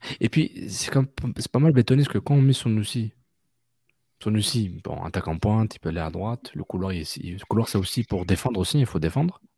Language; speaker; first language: French; native; French